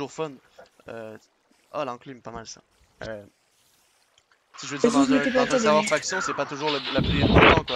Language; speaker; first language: French; native; French